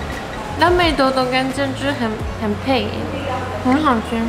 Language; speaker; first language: Chinese; non-native, fluent; Japanese